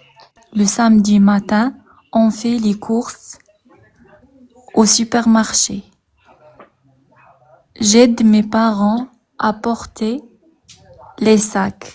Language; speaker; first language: French; non-native, learner; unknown